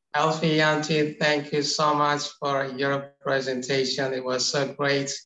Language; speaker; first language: English; non-native, fluent; Indonesian